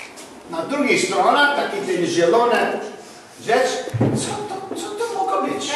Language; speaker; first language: Polish; non-native, learner; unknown